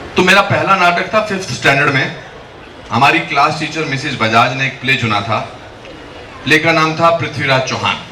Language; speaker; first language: Hindi; native; Hindi